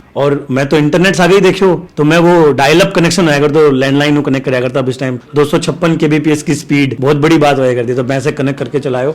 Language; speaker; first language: Hindi; native; Hindi